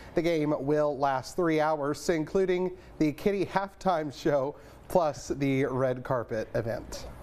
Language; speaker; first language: English; native; English